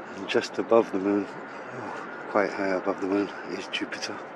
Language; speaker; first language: English; early bilingual, other home language; Spanish